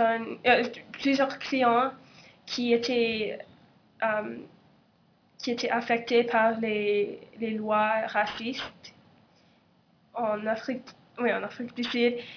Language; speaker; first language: French; non-native, local second language; English